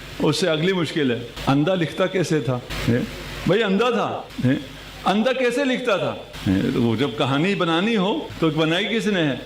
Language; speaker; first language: Urdu; non-native, local second language; Punjabi